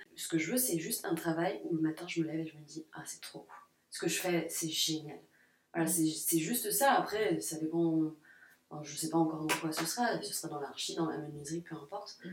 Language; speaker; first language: French; native; French